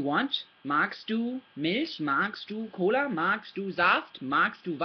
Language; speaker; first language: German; non-native, learner; English